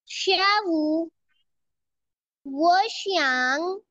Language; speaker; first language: Chinese; non-native, learner; Urdu